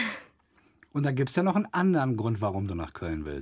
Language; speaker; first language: German; native; German